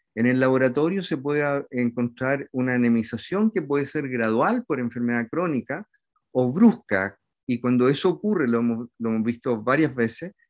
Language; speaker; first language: Spanish; native; Spanish